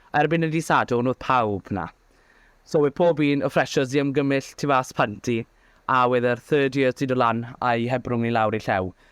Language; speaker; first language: Welsh; native; Welsh